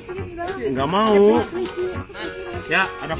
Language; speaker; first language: Indonesian; non-native, learner; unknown